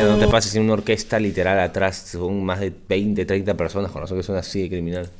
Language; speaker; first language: Spanish; native; Spanish